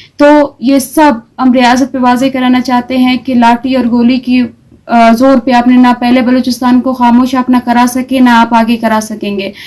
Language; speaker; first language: Urdu; non-native, local second language; Baluchi